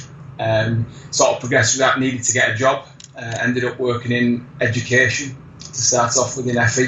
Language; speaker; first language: English; native; English